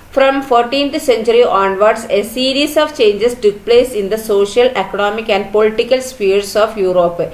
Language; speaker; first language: English; non-native, local second language; Malayalam